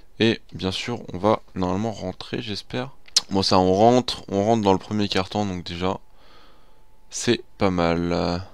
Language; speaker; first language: French; native; French